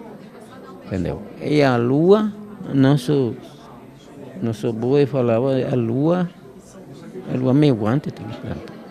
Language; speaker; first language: Portuguese; non-native, local second language; Guarani